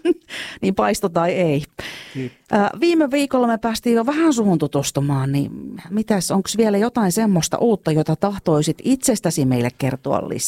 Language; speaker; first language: Finnish; native; Finnish